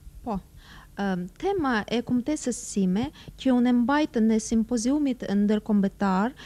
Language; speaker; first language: Albanian; non-native, fluent; Russian